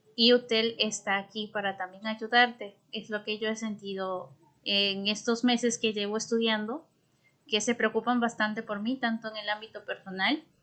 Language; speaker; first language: Spanish; native; Spanish